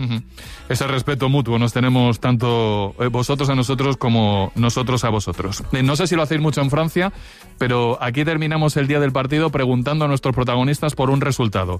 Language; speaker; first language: Spanish; native; Spanish